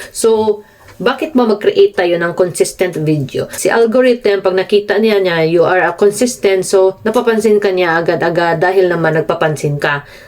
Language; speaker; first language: Filipino; non-native, local second language; Cebuano